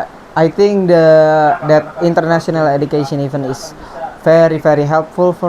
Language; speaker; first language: English; non-native, learner; Indonesian